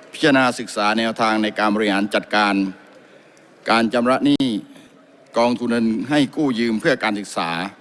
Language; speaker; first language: Thai; native; Thai